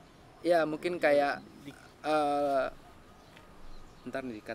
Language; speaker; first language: Indonesian; native; Indonesian